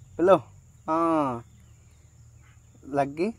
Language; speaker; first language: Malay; non-native, learner; Bangla